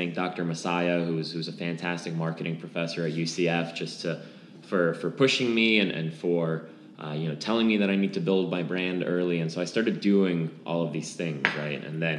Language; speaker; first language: English; non-native, fluent; Lithuanian